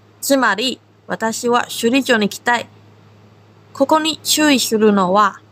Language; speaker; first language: Japanese; non-native, fluent; Korean